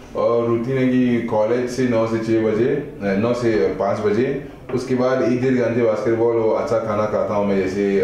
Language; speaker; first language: Hindi; non-native, fluent; Igbo